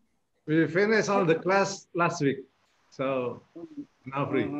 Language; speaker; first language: English; non-native, fluent; Indonesian